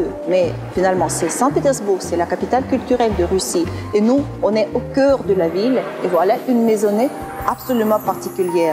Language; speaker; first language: French; non-native, fluent; Russian